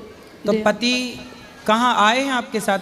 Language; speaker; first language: Hindi; native; Hindi